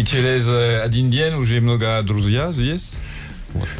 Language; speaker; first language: Russian; non-native, learner; French